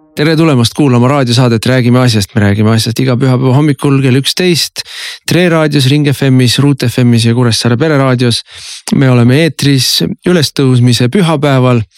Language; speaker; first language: Estonian; native; Estonian